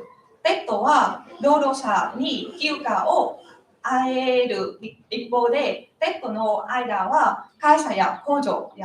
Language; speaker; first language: Japanese; non-native, learner; Vietnamese